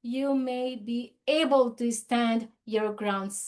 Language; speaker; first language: English; non-native, local second language; Filipino